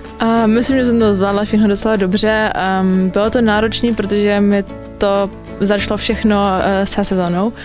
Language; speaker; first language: Czech; early bilingual, heritage; Czech